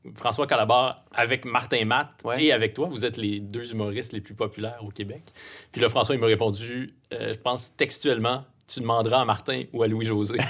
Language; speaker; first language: French; native; French